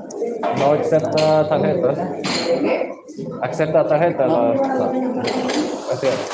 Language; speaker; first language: Spanish; non-native, learner; English